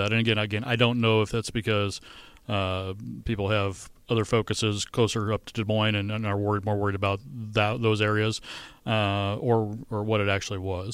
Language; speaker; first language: English; native; English